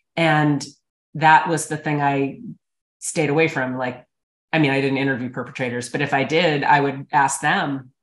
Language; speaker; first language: English; native; English